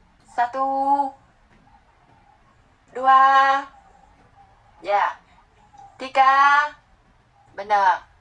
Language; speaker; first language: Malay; non-native, learner; Vietnamese